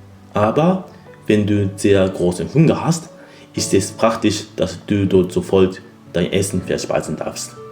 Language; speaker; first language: German; non-native, fluent; Japanese